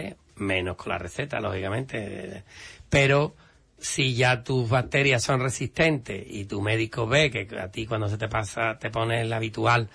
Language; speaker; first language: Spanish; native; Spanish